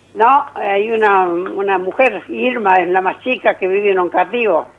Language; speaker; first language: Spanish; native; Spanish